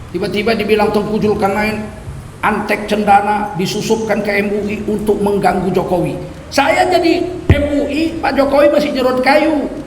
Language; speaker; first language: Indonesian; native; Indonesian